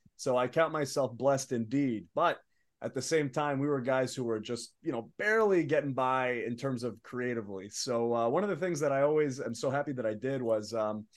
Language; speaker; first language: English; early bilingual, other home language; Arabic